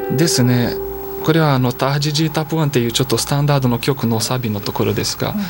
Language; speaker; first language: Japanese; non-native, fluent; Portuguese